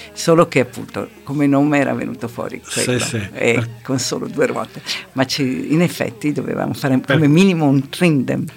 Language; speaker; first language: Italian; native; Italian